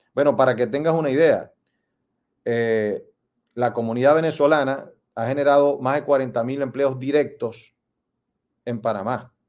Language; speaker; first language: Spanish; native; Spanish